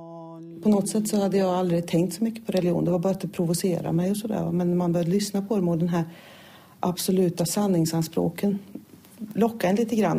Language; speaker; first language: Swedish; native; Swedish